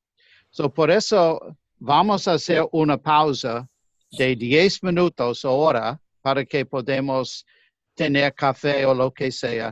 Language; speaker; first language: Spanish; non-native, fluent; English